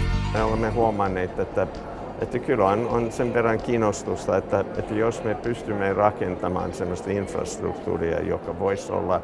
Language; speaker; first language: Finnish; non-native, fluent; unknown